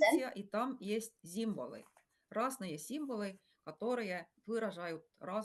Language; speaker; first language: Russian; non-native, fluent; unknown